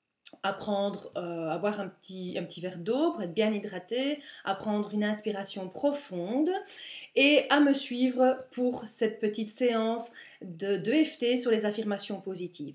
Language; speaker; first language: French; native; French